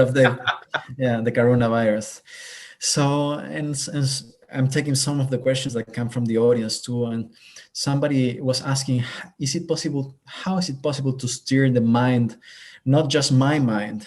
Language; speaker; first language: English; non-native, fluent; Spanish